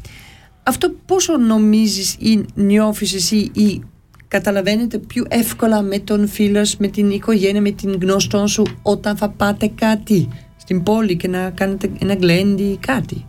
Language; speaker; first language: Greek; early bilingual, heritage; Greek